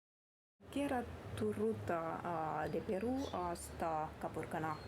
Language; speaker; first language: Spanish; non-native, learner; Finnish